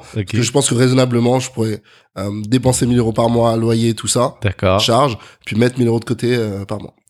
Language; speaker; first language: French; native; French